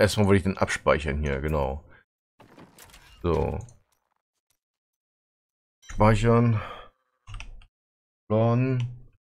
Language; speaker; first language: German; native; German